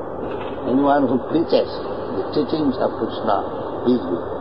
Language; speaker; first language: English; non-native, local second language; Bangla